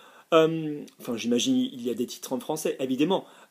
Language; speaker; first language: French; non-native, fluent; English